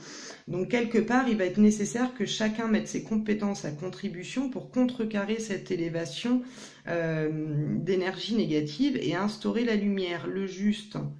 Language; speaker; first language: French; native; French